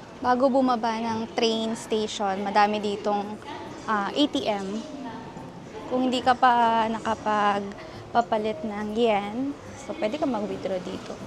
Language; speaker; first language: Filipino; native; Filipino